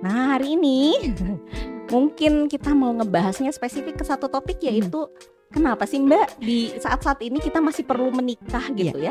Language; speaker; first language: Indonesian; native; Indonesian